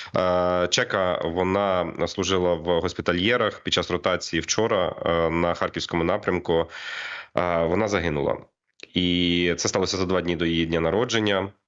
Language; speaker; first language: Ukrainian; native; Ukrainian